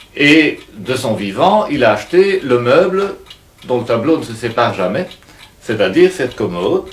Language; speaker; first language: French; native; French